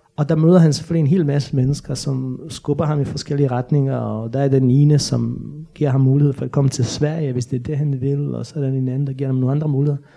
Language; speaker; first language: Danish; non-native, fluent; Bosnian